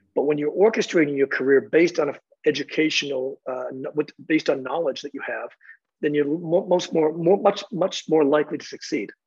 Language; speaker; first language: English; native; English